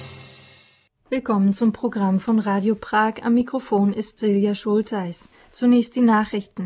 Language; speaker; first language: German; native; German